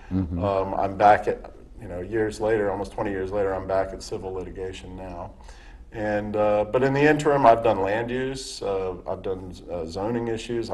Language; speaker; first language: English; native; English